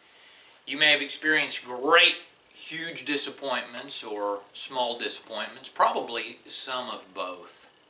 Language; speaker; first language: English; native; English